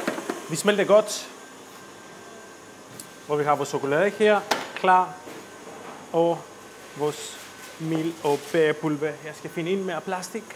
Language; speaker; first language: Danish; non-native, fluent; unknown